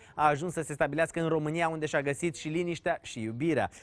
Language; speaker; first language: Romanian; native; Romanian